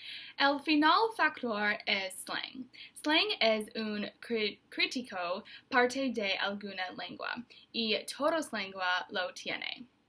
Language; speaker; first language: Spanish; non-native, learner; English